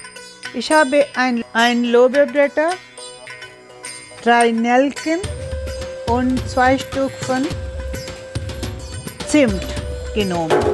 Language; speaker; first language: German; non-native, learner; Tulu